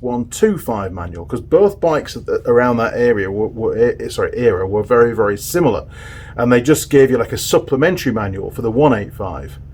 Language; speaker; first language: English; native; English